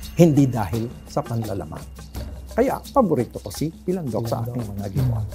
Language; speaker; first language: Filipino; native; Filipino